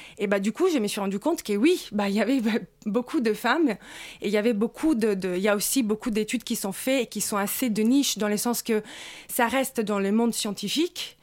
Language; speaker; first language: French; non-native, fluent; Italian